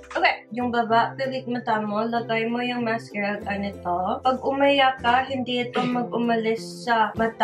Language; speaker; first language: Filipino; non-native, learner; English